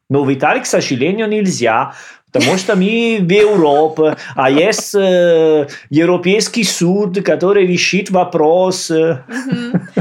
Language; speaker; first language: Russian; non-native, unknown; Italian